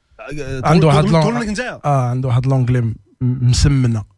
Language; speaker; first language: Arabic; native; Arabic